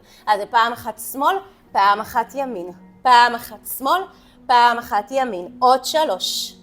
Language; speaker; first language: Hebrew; native; Hebrew